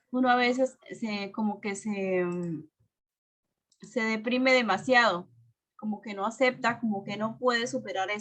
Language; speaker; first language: Spanish; native; Spanish